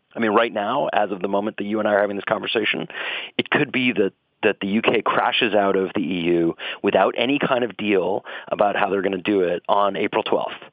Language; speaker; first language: English; native; English